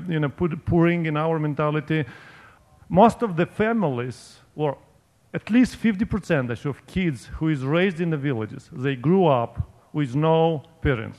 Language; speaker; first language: English; non-native, fluent; Romanian